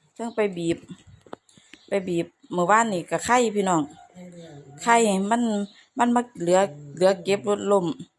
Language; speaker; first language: Thai; native; Thai